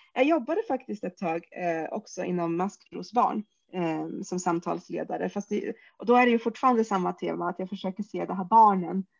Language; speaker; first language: Swedish; early bilingual, other home language; Arabic